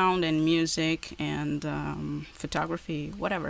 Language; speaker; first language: English; non-native, fluent; Portuguese